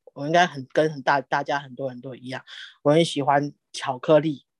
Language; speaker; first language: Chinese; native; Chinese